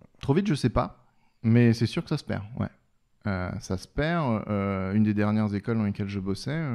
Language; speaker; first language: French; native; French